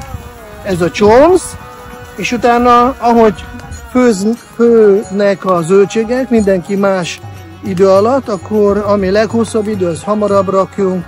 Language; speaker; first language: Hungarian; non-native, fluent; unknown